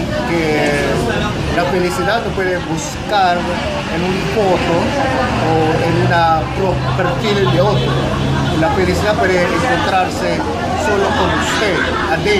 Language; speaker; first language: Spanish; non-native, fluent; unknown